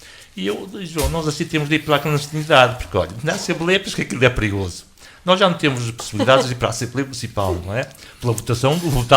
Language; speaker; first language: Portuguese; native; Portuguese